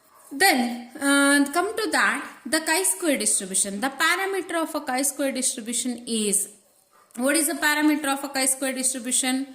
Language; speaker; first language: English; non-native, local second language; Kannada